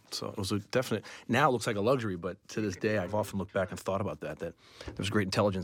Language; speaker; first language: English; native; English